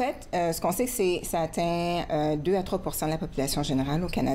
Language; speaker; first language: French; native; French